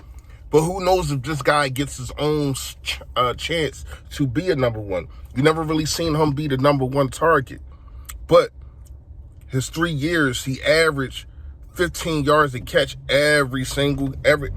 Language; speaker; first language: English; native; English